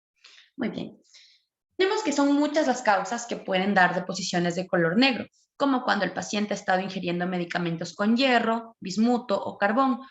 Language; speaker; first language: Spanish; native; Spanish